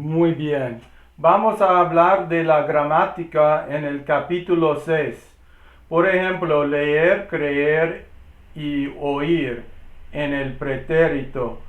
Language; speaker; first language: Spanish; non-native, learner; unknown